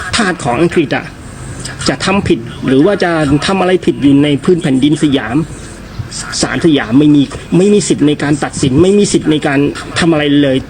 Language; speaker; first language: Thai; non-native, fluent; Khmer